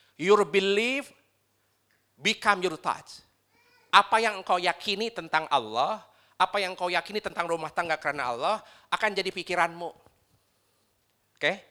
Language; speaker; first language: Indonesian; non-native, local second language; Sundanese